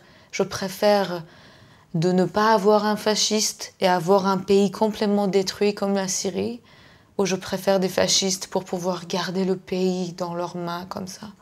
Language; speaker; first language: French; non-native, fluent; Persian